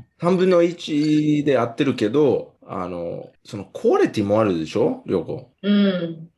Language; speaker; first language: Japanese; non-native, fluent; English